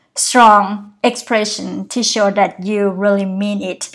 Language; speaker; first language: English; non-native, fluent; Thai